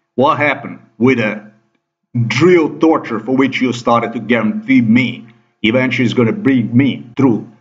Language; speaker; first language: English; non-native, fluent; Slovenian